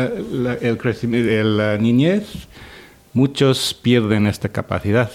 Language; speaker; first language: Spanish; non-native, fluent; English